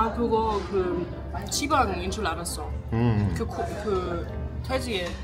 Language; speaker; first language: Korean; non-native, learner; German